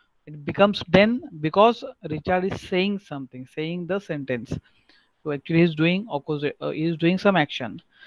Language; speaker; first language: English; non-native, local second language; Marathi